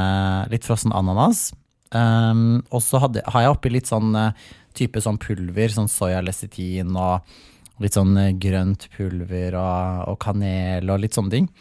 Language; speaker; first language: Norwegian; native; Norwegian